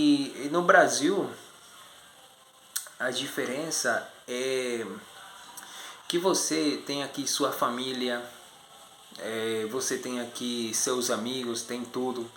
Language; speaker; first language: Portuguese; non-native, fluent; Spanish